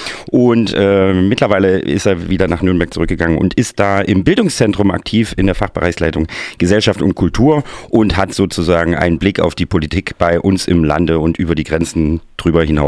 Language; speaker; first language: German; native; German